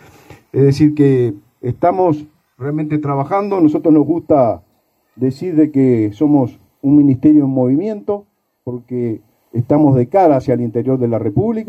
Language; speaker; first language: Spanish; native; Spanish